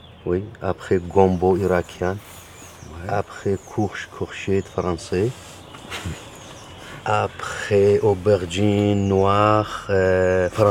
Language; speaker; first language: French; non-native, learner; Kurdish